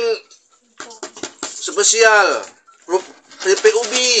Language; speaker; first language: Indonesian; native; Indonesian